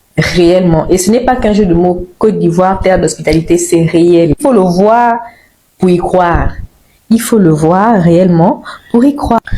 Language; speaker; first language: French; native; French